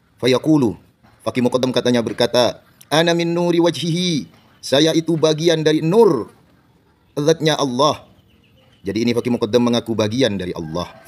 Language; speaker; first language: Indonesian; non-native, local second language; Madurese